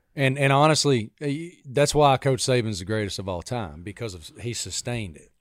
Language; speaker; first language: English; native; English